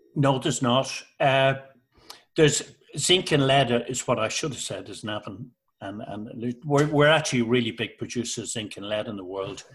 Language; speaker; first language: English; native; English